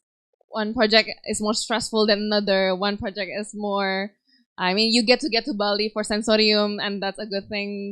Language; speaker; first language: English; non-native, fluent; Indonesian